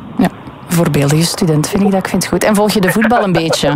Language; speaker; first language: Dutch; native; Dutch